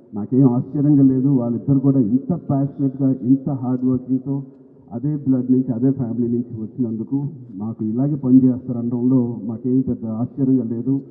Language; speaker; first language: Telugu; native; Telugu